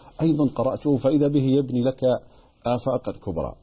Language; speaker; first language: Arabic; native; Arabic